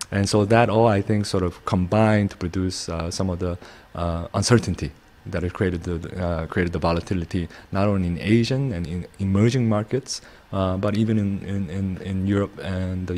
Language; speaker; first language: English; non-native, fluent; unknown